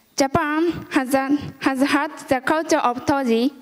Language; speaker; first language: English; early bilingual, other home language; Japanese